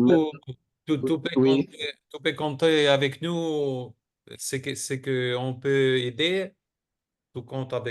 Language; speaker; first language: French; non-native, fluent; Spanish